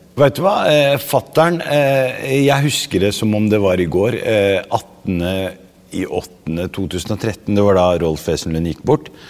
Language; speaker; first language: Norwegian; early bilingual, other home language; Arabic